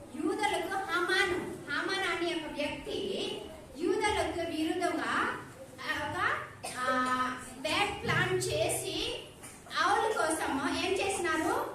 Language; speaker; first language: Telugu; non-native, learner; Odia